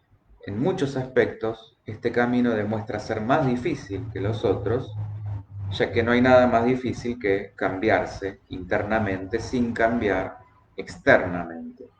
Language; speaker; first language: Spanish; native; Spanish